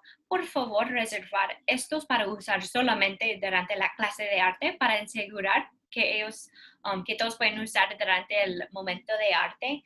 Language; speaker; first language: Spanish; non-native, learner; English